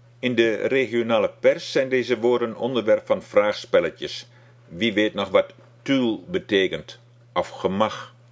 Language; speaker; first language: Dutch; non-native, local second language; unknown